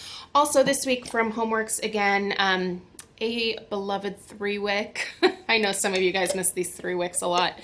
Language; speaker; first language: English; native; English